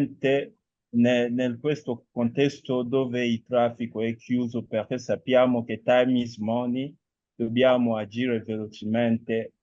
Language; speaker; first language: Italian; non-native, fluent; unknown